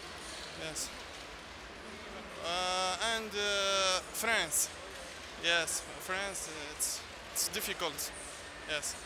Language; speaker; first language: English; non-native, learner; Arabic